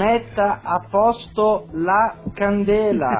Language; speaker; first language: Italian; native; Italian